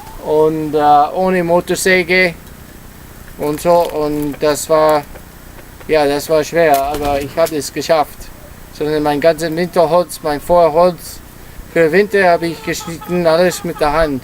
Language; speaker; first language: German; non-native, learner; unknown